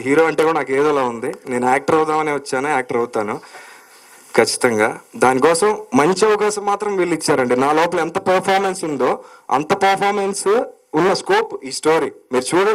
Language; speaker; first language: Telugu; native; Telugu